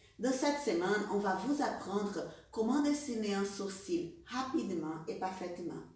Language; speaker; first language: French; non-native, fluent; Portuguese